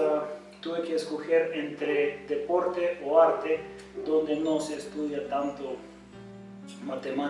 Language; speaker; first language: Spanish; non-native, fluent; Bulgarian